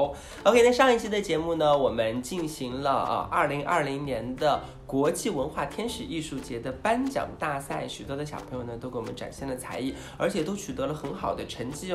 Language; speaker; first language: Chinese; native; Chinese